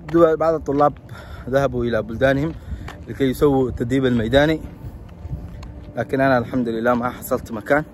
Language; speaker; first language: Arabic; non-native, local second language; Somali